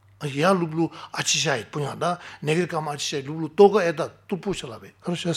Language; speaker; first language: Russian; non-native, learner; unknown